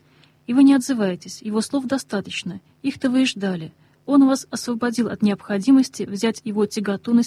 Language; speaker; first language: Russian; native; Russian